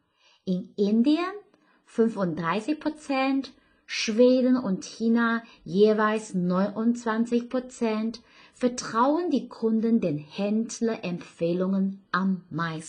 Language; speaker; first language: German; non-native, fluent; Chinese